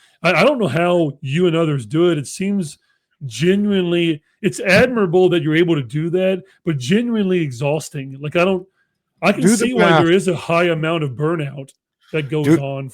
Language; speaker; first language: English; native; English